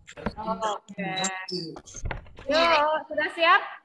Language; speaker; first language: Indonesian; native; Indonesian